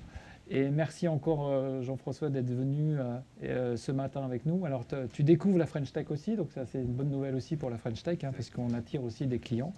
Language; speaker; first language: French; native; French